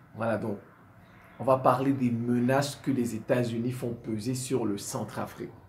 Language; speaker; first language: French; non-native, local second language; Sango